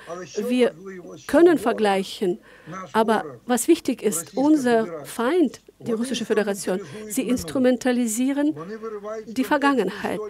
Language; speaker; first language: German; non-native, fluent; Ukrainian